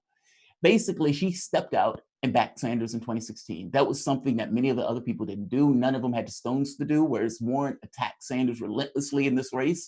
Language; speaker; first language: English; native; English